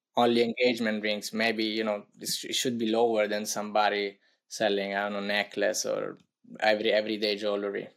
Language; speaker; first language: English; non-native, fluent; Italian